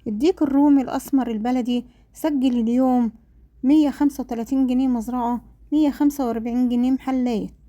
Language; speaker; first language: Arabic; native; Arabic